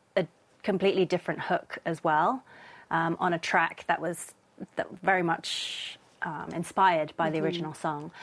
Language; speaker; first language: English; native; English